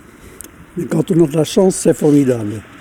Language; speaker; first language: French; non-native, local second language; Dutch